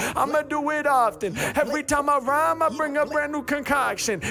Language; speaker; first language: English; native; English